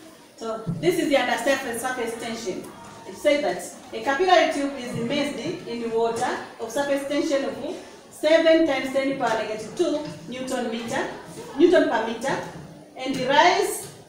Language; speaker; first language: English; non-native, local second language; Swahili